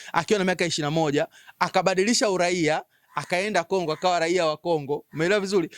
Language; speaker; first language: Swahili; native; Swahili